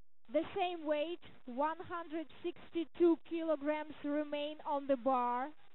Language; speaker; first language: English; non-native, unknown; Ukrainian